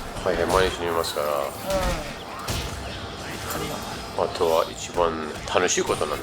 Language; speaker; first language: Japanese; non-native, learner; English